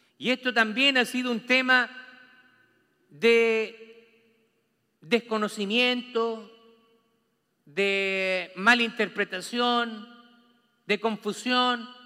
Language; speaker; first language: Spanish; native; Spanish